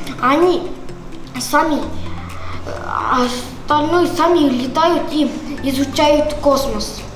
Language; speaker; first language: Russian; non-native, local second language; Kazakh